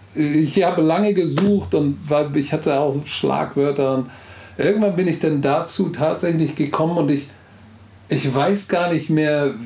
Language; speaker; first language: German; native; German